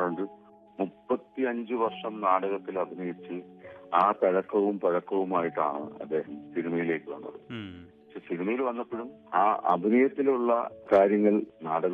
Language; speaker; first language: Malayalam; native; Malayalam